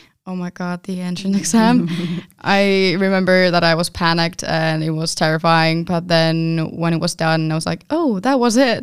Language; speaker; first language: English; non-native, fluent; Finnish